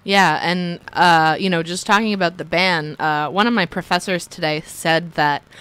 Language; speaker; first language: English; native; English